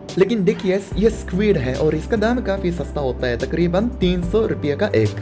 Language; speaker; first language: Hindi; non-native, fluent; Japanese